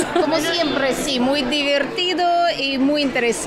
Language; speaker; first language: Spanish; non-native, learner; Russian